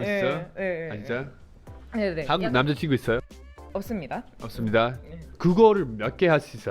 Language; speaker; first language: Korean; non-native, fluent; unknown